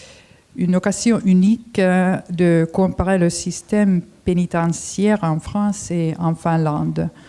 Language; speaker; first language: French; non-native, fluent; Finnish